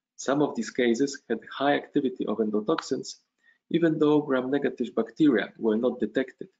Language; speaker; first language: English; non-native, fluent; Polish